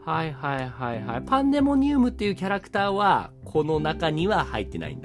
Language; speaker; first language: Japanese; native; Japanese